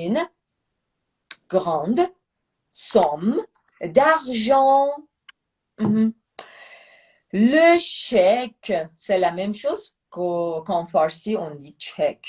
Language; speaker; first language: French; non-native, fluent; Persian